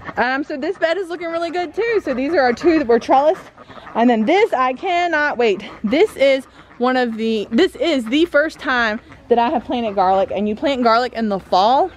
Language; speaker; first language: English; native; English